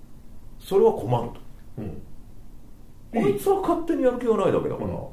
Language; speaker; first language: Japanese; native; Japanese